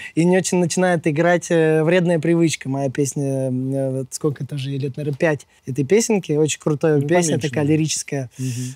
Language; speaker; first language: Russian; native; Russian